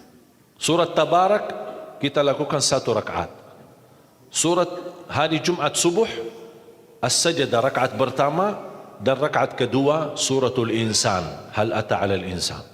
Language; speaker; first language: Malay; non-native, fluent; Arabic